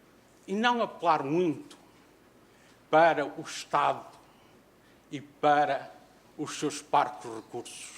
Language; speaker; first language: Portuguese; native; Portuguese